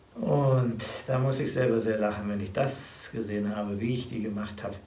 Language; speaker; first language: German; native; German